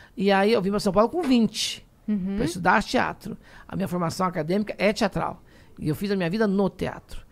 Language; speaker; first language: Portuguese; native; Portuguese